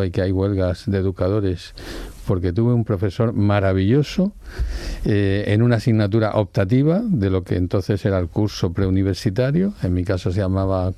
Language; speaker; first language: Spanish; non-native, local second language; Catalan